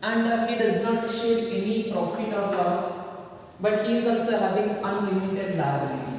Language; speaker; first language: English; non-native, local second language; Kannada